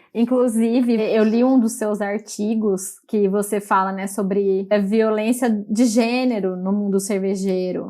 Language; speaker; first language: Portuguese; native; Portuguese